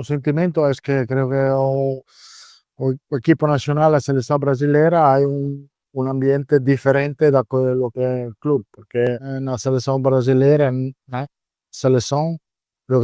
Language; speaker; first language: Portuguese; non-native, learner; Italian